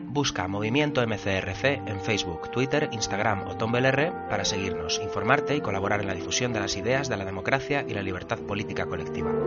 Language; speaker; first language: Spanish; native; Spanish